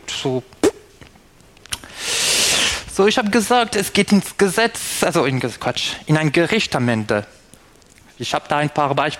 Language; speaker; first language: German; non-native, fluent; French